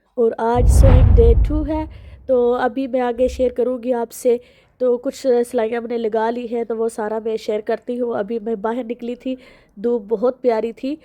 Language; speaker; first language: Urdu; non-native, local second language; Punjabi